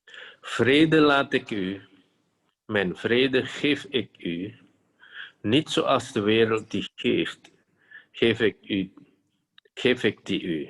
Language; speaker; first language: Dutch; non-native, fluent; Indonesian